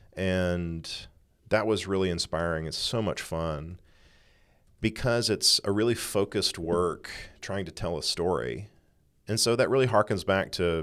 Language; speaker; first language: English; native; English